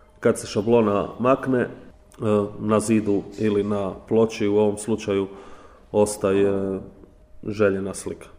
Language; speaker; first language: Croatian; early bilingual, heritage; Croatian